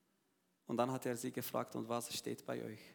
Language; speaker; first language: German; non-native, learner; Arabic